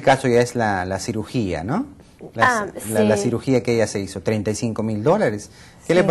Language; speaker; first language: Spanish; native; Spanish